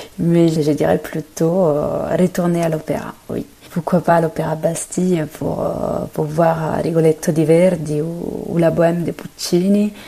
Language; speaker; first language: French; non-native, fluent; Italian